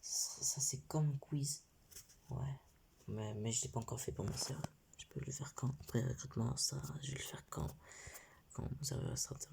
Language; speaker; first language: French; native; French